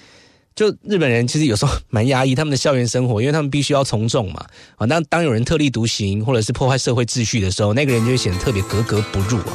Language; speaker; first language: Chinese; native; Chinese